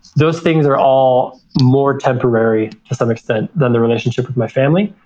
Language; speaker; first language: English; native; English